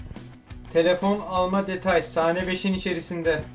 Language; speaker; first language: Turkish; native; Turkish